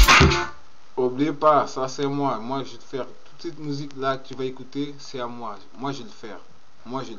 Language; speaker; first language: French; non-native, learner; Portuguese